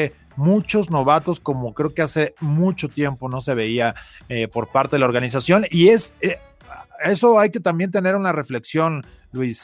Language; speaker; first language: Spanish; native; Spanish